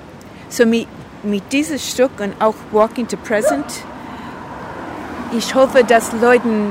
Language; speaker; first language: German; non-native, learner; English